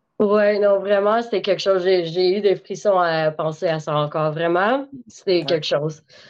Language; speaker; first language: French; native; French